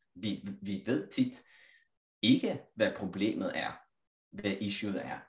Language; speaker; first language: Danish; non-native, fluent; Italian